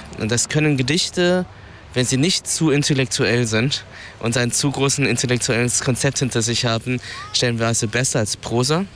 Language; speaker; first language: German; early bilingual, other home language; Vietnamese